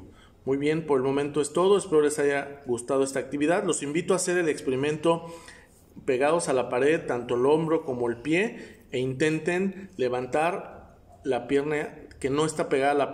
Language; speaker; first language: Spanish; native; Spanish